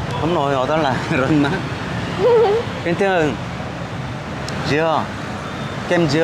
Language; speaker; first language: Vietnamese; non-native, learner; Korean